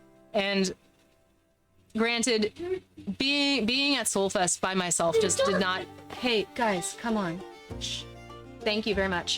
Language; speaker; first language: English; native; English